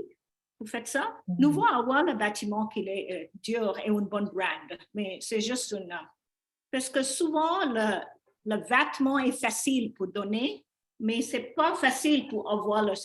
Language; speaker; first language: French; non-native, learner; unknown